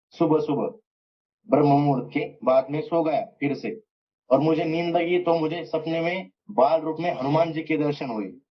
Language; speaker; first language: Hindi; non-native, local second language; Marathi